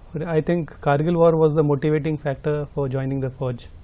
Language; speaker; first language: Hindi; native; Hindi